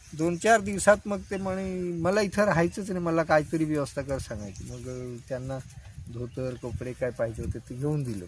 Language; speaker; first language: Marathi; non-native, local second language; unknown